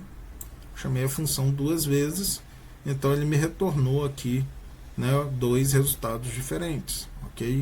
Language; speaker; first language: Portuguese; native; Portuguese